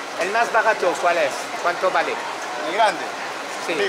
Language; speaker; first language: Spanish; non-native, learner; French